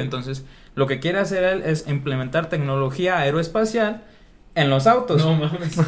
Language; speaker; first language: Spanish; native; Spanish